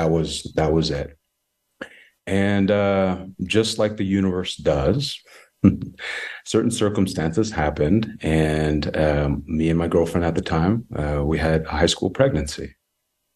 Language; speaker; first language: English; native; English